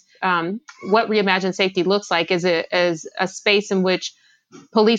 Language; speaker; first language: English; native; English